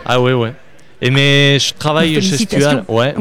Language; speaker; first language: French; non-native, learner; Spanish